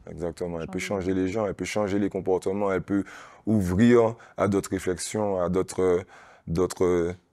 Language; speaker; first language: French; native; French